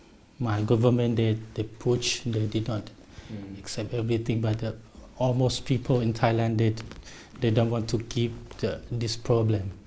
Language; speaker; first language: English; non-native, learner; Thai